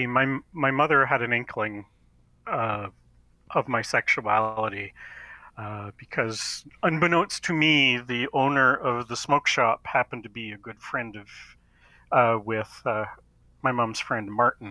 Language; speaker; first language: English; native; English